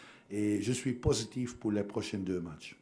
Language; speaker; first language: French; non-native, learner; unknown